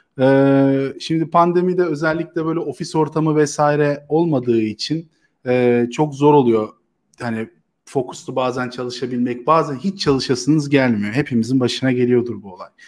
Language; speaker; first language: Turkish; native; Turkish